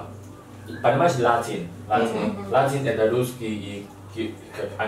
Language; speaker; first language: Russian; non-native, learner; Chinese